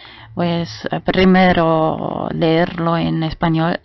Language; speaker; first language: Spanish; non-native, fluent; German